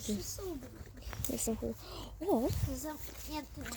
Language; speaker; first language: Polish; native; Polish